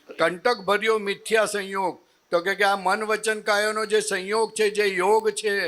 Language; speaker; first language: Gujarati; native; Gujarati